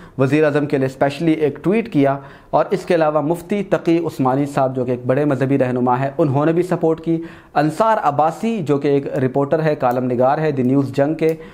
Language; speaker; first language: Urdu; native; Urdu